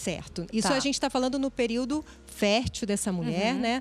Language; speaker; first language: Portuguese; native; Portuguese